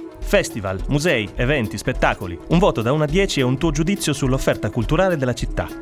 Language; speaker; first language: Italian; native; Italian